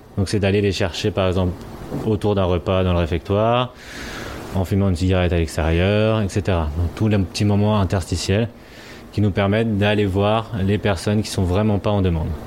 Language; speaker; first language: French; native; French